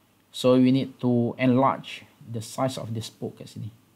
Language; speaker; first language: English; non-native, local second language; Malay